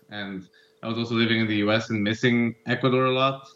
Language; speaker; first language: English; non-native, fluent; Spanish